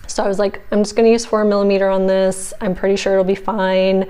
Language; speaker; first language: English; native; English